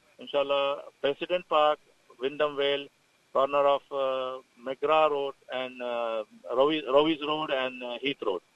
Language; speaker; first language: Urdu; native; Urdu